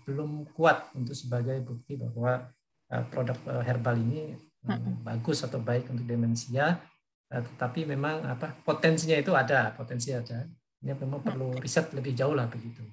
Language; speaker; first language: Indonesian; native; Indonesian